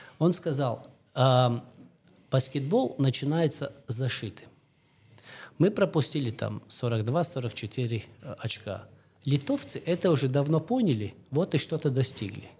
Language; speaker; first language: Russian; non-native, local second language; Latvian